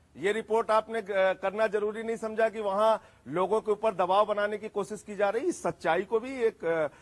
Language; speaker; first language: Hindi; native; Hindi